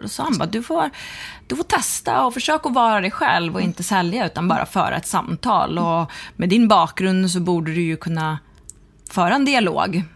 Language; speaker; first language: Swedish; native; Swedish